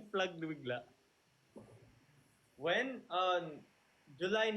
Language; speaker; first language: English; non-native, local second language; Filipino